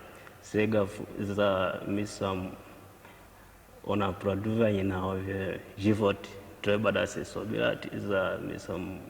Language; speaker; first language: Macedonian; non-native, learner; Swahili